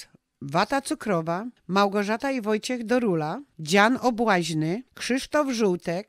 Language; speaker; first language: Polish; native; Polish